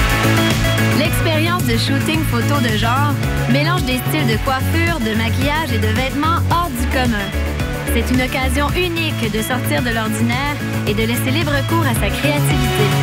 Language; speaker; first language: French; native; French